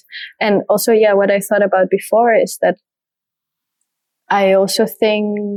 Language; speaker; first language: English; non-native, fluent; French